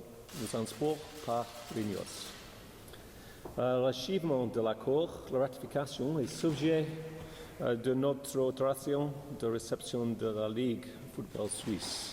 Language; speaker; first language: French; non-native, learner; English